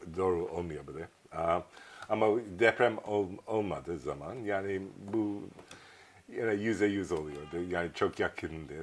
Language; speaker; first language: Turkish; non-native, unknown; English